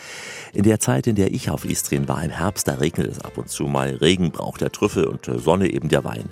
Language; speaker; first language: German; native; German